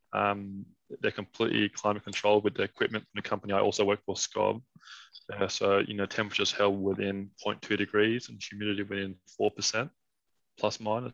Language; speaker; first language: English; non-native, fluent; Danish